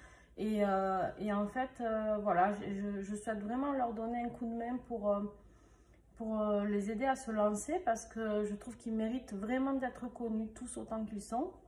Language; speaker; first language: French; native; French